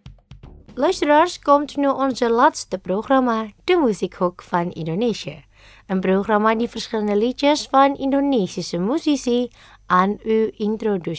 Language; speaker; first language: Dutch; non-native, learner; Indonesian